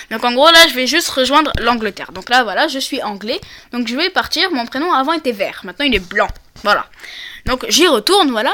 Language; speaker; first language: French; native; French